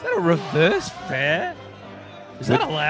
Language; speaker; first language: English; native; English